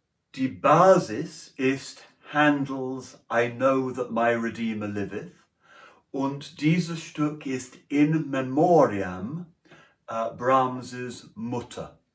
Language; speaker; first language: German; non-native, learner; English